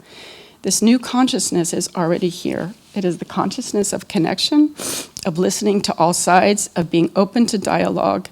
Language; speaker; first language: English; native; English